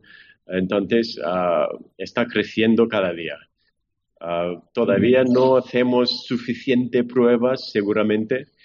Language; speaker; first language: Spanish; non-native, fluent; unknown